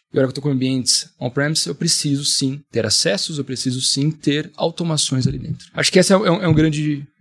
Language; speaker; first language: Portuguese; native; Portuguese